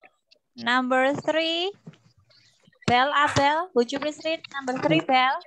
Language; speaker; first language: English; non-native, fluent; Indonesian